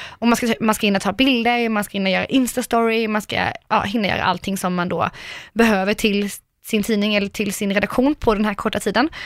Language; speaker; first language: Swedish; native; Swedish